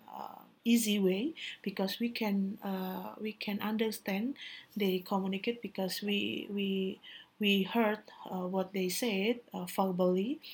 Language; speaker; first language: English; non-native, learner; Indonesian